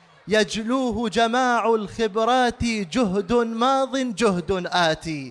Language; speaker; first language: Arabic; native; Arabic